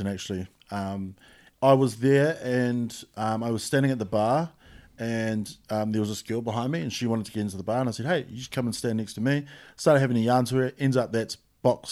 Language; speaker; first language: English; native; English